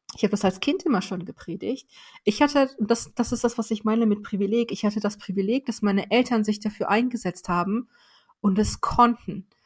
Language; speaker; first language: German; early bilingual, other home language; Persian